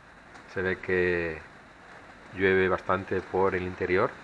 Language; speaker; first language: Spanish; native; Spanish